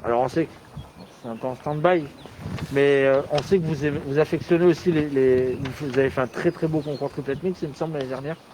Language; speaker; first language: French; native; French